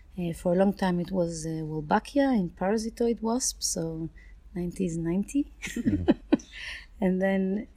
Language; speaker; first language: English; non-native, fluent; Hebrew